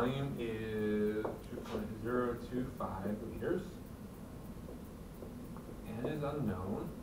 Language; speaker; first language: English; native; English